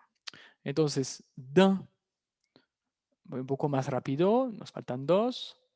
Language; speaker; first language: Spanish; non-native, fluent; French